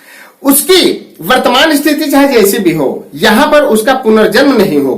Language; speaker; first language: Hindi; native; Hindi